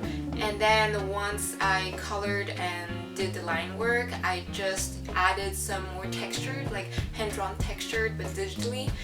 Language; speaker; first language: English; non-native, local second language; French